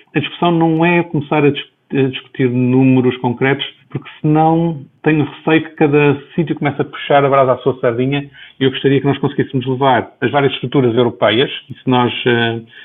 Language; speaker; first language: Portuguese; native; Portuguese